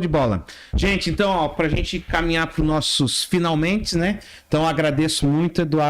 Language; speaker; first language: Portuguese; native; Portuguese